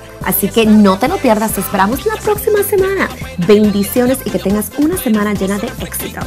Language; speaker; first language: Spanish; native; Spanish